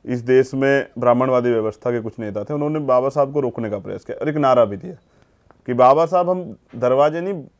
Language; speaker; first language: Hindi; native; Hindi